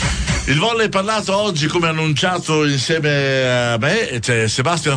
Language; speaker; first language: Italian; native; Italian